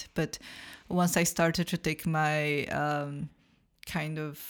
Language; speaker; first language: English; non-native, fluent; Portuguese